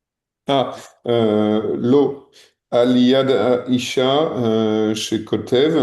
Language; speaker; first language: Hebrew; non-native, learner; French